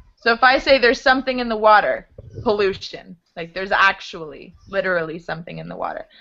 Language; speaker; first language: English; native; English